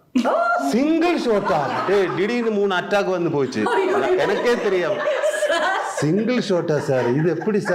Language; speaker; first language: Tamil; non-native, learner; Malayalam